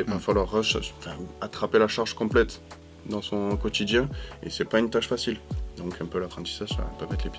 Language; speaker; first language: French; native; French